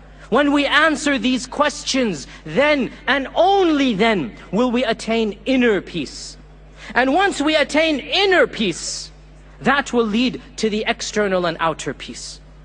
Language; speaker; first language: English; early bilingual, other home language; Urdu